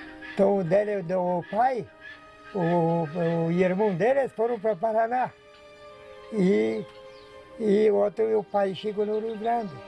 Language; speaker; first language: Portuguese; non-native, local second language; Polish